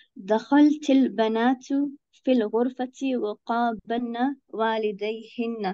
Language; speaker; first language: Arabic; non-native, learner; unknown